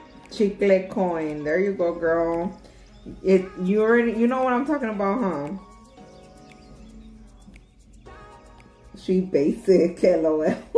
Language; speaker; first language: English; early bilingual, other home language; Spanish